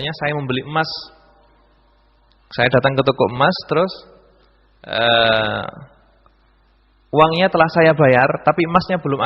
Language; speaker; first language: Indonesian; native; Indonesian